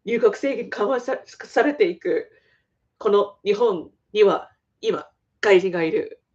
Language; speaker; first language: Japanese; non-native, fluent; English